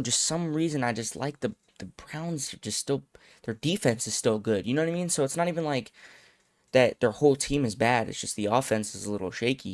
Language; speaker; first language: English; native; English